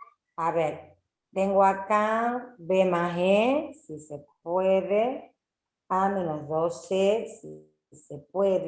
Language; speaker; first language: Spanish; native; Spanish